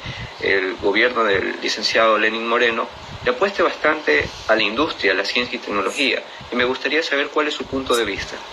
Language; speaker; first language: Spanish; native; Spanish